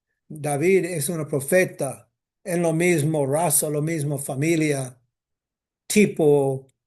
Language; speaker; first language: Spanish; non-native, fluent; English